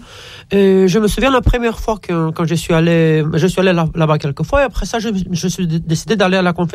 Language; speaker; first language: French; non-native, fluent; Romanian